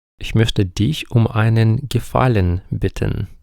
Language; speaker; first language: German; non-native, fluent; Ukrainian